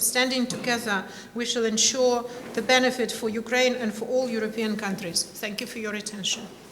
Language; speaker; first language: English; non-native, fluent; Ukrainian